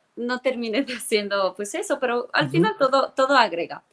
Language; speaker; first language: Spanish; non-native, fluent; Estonian